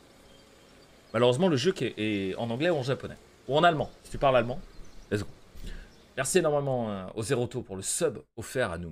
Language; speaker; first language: French; native; French